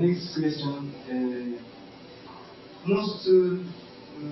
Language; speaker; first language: English; non-native, learner; Japanese